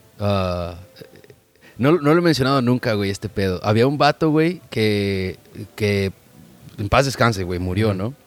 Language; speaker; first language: Spanish; early bilingual, heritage; Spanish